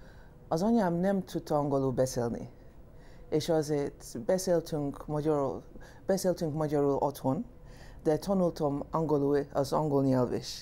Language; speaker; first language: Hungarian; early bilingual, heritage; English